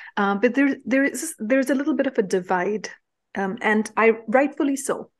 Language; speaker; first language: English; non-native, local second language; Punjabi